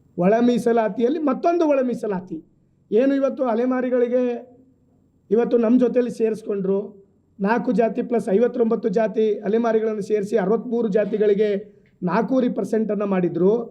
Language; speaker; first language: Kannada; non-native, local second language; Lambadi